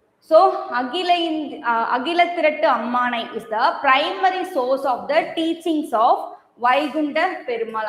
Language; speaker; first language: English; non-native, local second language; Tamil